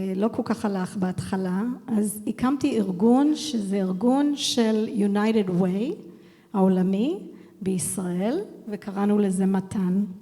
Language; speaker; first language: Hebrew; early bilingual, heritage; English